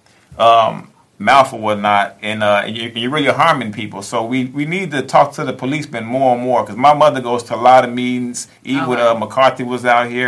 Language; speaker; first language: English; native; English